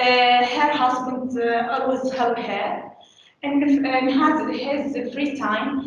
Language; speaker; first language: English; non-native, learner; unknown